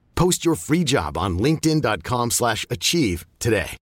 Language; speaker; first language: Swedish; native; Swedish